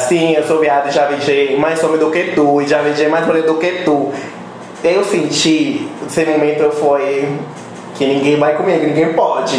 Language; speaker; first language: Portuguese; non-native, fluent; Spanish